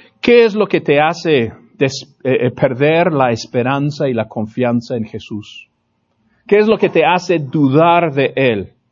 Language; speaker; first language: Spanish; non-native, fluent; English